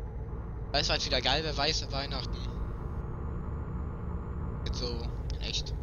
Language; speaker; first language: German; native; German